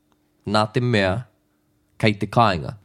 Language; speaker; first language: Māori; non-native, local second language; English